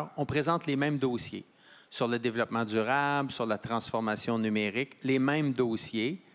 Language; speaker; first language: French; native; French